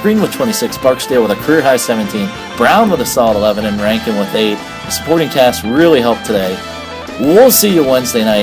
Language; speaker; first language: English; native; English